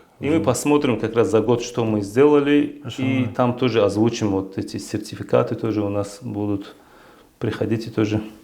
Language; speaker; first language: Russian; non-native, local second language; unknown